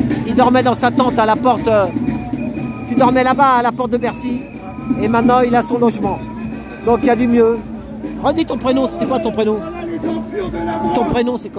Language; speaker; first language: French; native; French